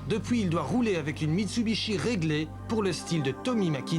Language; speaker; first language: French; native; French